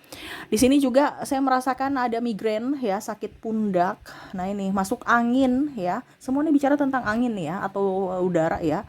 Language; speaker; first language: Indonesian; native; Indonesian